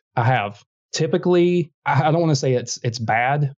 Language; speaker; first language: English; native; English